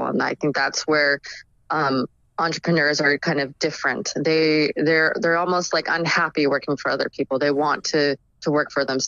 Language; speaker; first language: English; native; English